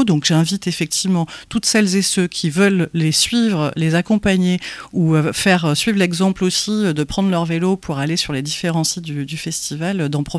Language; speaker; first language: French; native; French